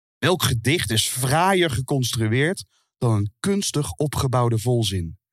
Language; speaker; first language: Dutch; native; Dutch